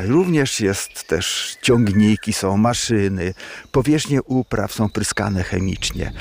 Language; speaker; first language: Polish; native; Polish